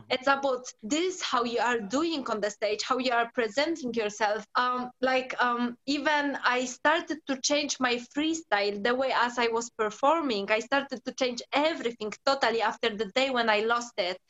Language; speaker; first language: English; non-native, learner; Polish